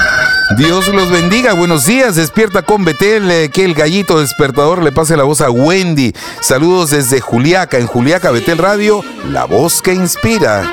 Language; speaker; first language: Spanish; native; Spanish